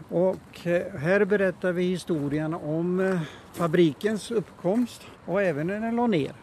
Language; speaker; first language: Swedish; native; Swedish